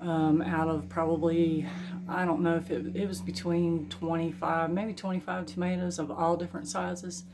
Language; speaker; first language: English; native; English